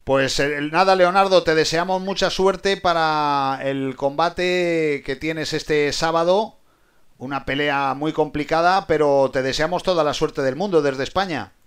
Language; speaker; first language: Spanish; native; Spanish